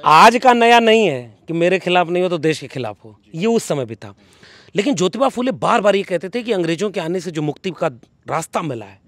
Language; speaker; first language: Hindi; native; Hindi